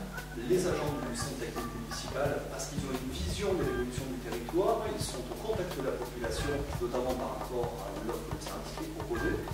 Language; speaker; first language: French; native; French